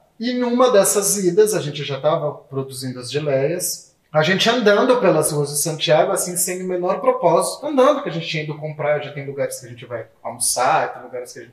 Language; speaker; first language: Portuguese; native; Portuguese